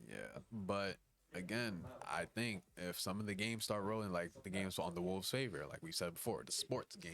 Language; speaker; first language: English; native; English